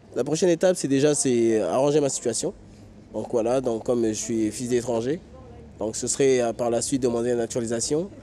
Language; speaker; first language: French; native; French